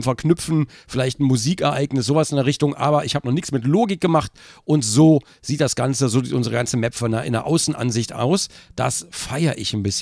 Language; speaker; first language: German; native; German